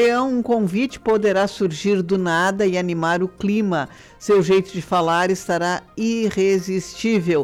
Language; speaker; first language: Portuguese; native; Portuguese